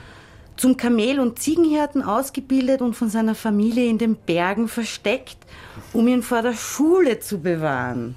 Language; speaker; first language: German; native; German